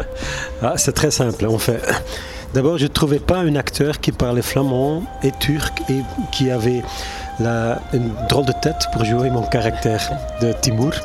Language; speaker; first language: French; non-native, local second language; Turkish